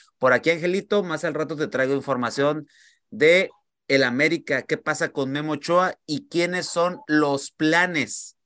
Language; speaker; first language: Spanish; native; Spanish